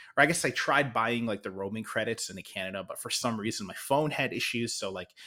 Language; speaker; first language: English; native; English